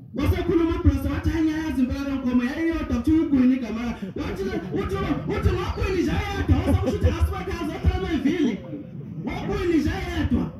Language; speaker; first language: Zulu; native; Zulu